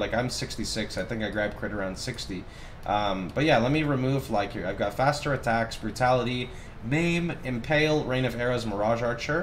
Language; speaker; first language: English; native; English